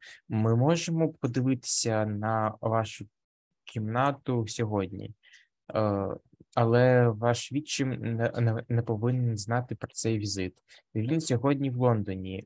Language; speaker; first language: Ukrainian; native; Ukrainian